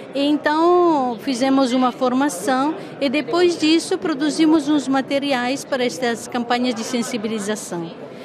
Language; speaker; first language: Portuguese; non-native, fluent; Italian